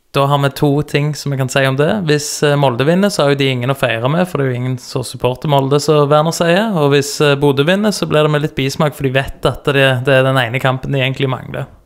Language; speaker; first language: Norwegian; native; Norwegian